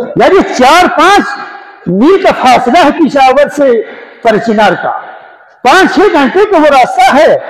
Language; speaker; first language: Urdu; non-native, local second language; Balti